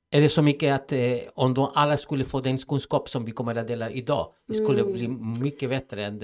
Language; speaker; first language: Swedish; non-native, fluent; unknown